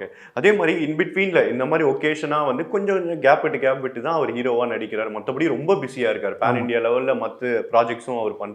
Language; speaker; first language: Tamil; native; Tamil